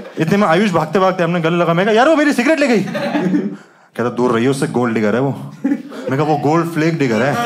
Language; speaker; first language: Hindi; native; Hindi